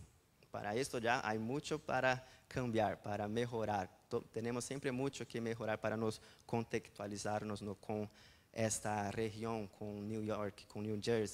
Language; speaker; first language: Spanish; non-native, fluent; Portuguese